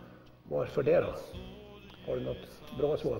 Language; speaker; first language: Swedish; native; Swedish